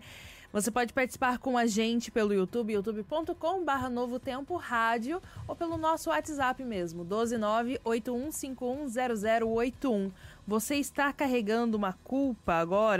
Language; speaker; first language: Portuguese; native; Portuguese